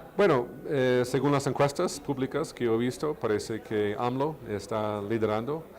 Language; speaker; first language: Spanish; non-native, fluent; English